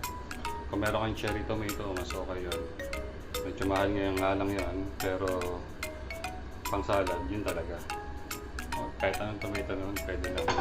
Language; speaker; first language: Filipino; native; Filipino